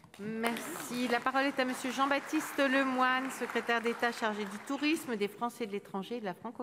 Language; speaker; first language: French; native; French